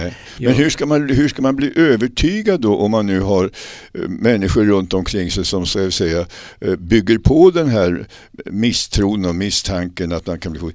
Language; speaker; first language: Swedish; native; Swedish